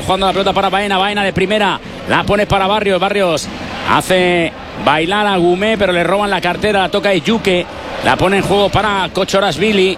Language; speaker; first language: Spanish; native; Spanish